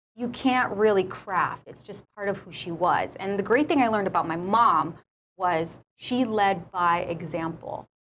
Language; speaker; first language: English; native; English